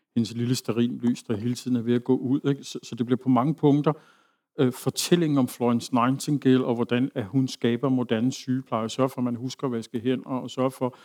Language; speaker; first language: Danish; early bilingual, heritage; French